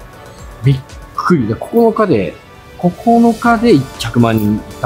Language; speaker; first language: Japanese; native; Japanese